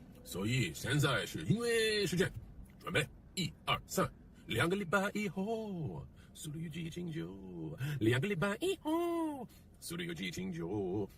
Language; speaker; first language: Chinese; non-native, learner; English